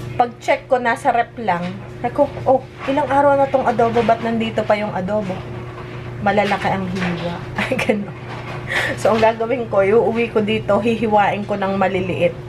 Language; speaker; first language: Filipino; native; Filipino